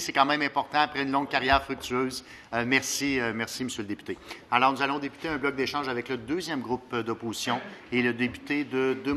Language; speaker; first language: French; native; French